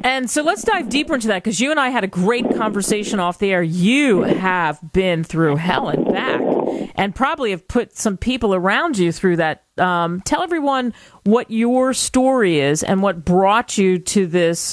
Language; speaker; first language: English; native; English